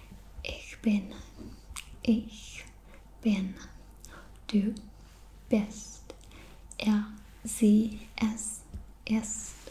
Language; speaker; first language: German; non-native, fluent; Czech